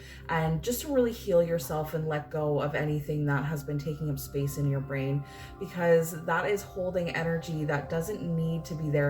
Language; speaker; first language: English; native; English